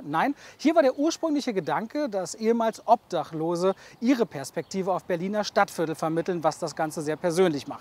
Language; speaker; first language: German; native; German